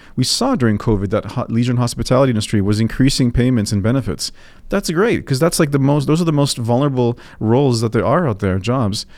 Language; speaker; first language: English; native; English